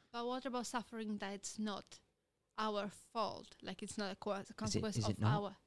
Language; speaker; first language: English; non-native, fluent; Polish